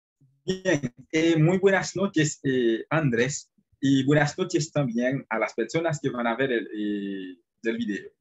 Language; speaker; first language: Spanish; non-native, fluent; Haitian Creole